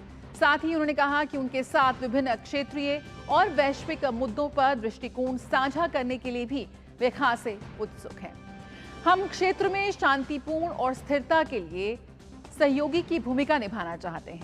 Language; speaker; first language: Hindi; native; Hindi